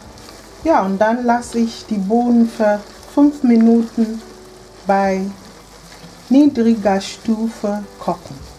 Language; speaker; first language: German; non-native, fluent; Akan